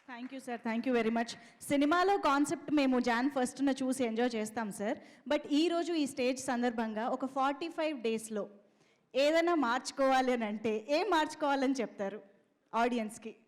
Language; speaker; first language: Telugu; native; Telugu